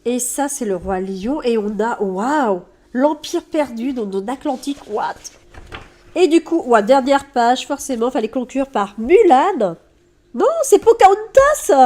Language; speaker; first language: French; native; French